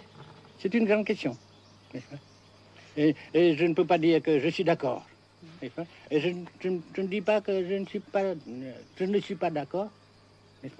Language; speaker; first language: French; non-native, fluent; Vietnamese